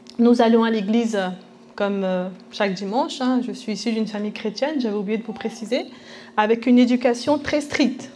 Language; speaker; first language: French; early bilingual, other home language; Spanish